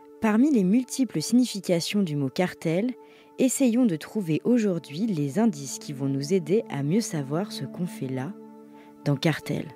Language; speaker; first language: French; native; French